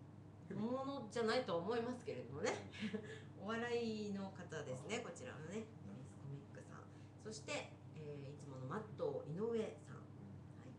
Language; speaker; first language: Japanese; native; Japanese